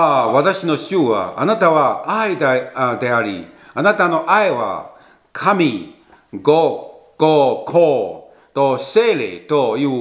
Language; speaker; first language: Japanese; non-native, learner; Chinese